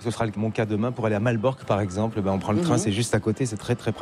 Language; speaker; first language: French; native; French